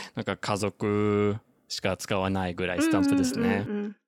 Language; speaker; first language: Japanese; non-native, fluent; Norwegian